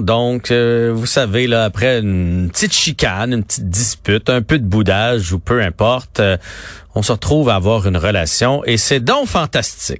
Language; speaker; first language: French; native; French